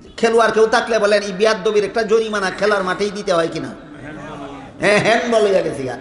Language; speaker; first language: Bangla; native; Bangla